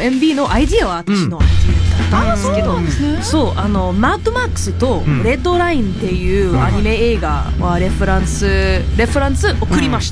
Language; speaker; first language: Japanese; non-native, learner; English